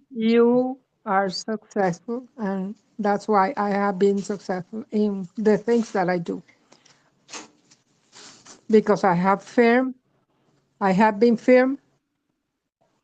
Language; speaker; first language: English; non-native, fluent; Spanish